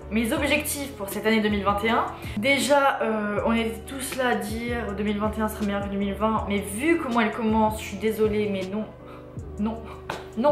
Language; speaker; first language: French; native; French